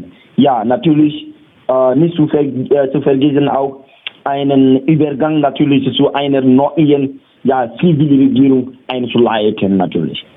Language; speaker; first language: German; non-native, learner; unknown